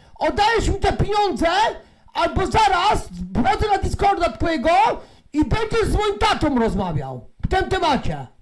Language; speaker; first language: Polish; native; Polish